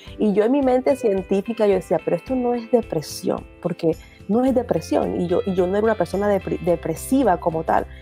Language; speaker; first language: Spanish; native; Spanish